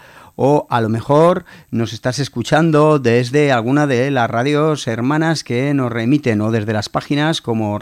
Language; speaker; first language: Spanish; native; Spanish